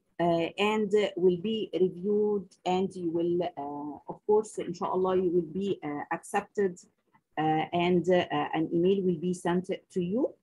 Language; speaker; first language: English; non-native, local second language; Arabic